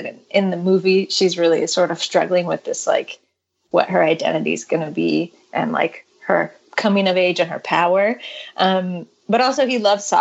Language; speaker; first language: English; native; English